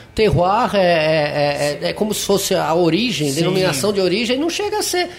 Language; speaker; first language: Portuguese; non-native, fluent; French